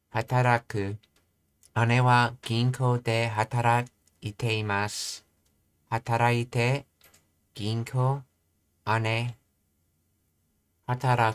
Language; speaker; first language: Japanese; non-native, learner; English